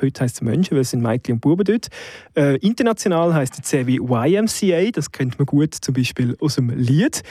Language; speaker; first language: German; native; German